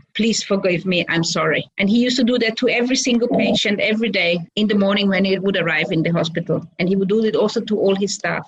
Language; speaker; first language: English; early bilingual, other home language; Croatian